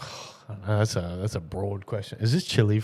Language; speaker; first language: English; native; English